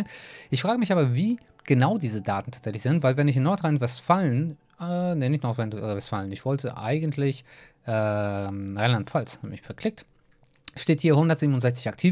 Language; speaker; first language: German; native; German